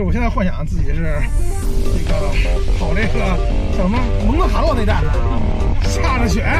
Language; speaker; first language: Chinese; native; Chinese